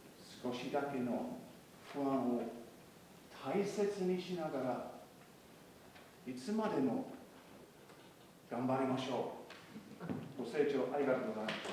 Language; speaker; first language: Japanese; non-native, fluent; English